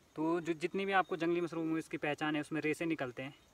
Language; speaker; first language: Hindi; native; Hindi